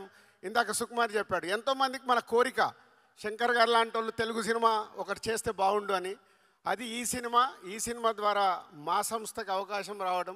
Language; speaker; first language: Telugu; native; Telugu